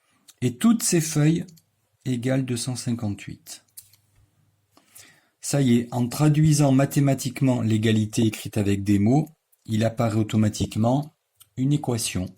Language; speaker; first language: French; native; French